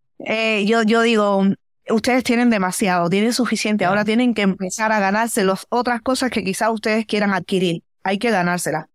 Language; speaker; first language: Spanish; native; Spanish